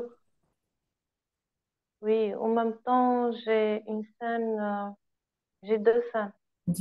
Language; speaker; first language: French; non-native, learner; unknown